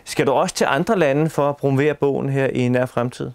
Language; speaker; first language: Swedish; non-native, learner; Danish